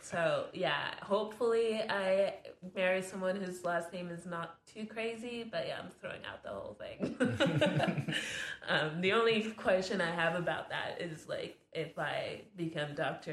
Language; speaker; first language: English; non-native, fluent; French